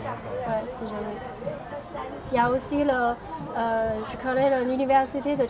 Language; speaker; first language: French; non-native, fluent; Chinese